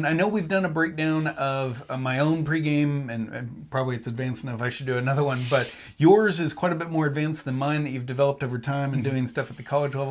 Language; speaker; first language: English; native; English